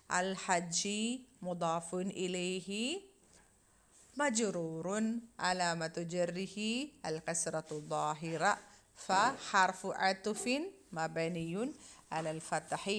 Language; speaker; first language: Arabic; non-native, fluent; Malayalam